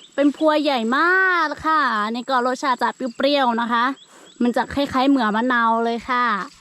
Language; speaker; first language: Thai; non-native, local second language; Lahu